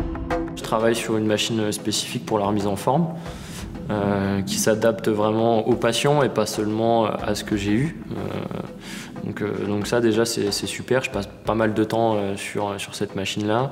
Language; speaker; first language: French; native; French